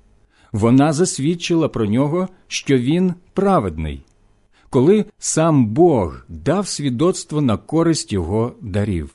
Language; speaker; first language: Ukrainian; native; Ukrainian